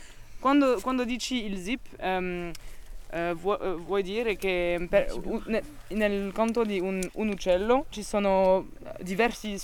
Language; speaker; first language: Italian; non-native, fluent; French